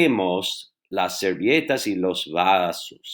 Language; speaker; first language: Spanish; non-native, fluent; English